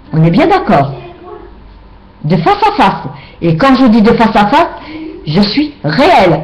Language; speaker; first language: French; native; French